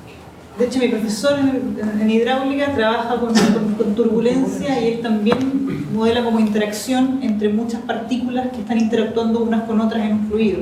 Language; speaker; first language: Spanish; native; Spanish